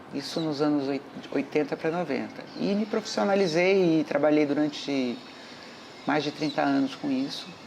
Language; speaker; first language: Portuguese; native; Portuguese